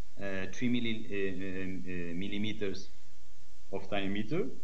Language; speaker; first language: English; non-native, learner; Portuguese